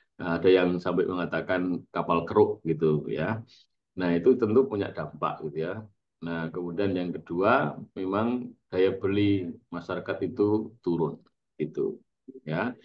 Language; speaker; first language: Indonesian; native; Indonesian